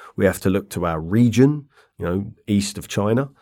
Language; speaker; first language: English; native; English